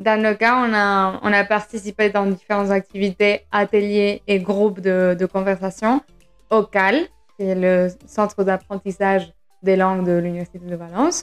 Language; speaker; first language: French; non-native, fluent; Spanish